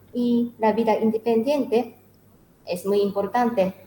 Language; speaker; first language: Spanish; non-native, learner; Japanese